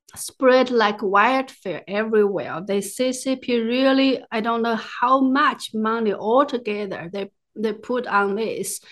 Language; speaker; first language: English; non-native, fluent; Chinese